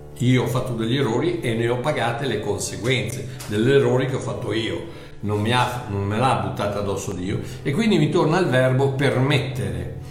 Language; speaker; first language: Italian; non-native, fluent; English